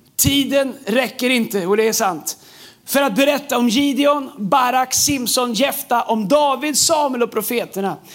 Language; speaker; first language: Swedish; native; Swedish